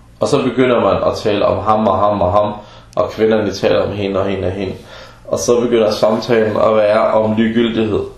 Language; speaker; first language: Danish; early bilingual, other home language; Arabic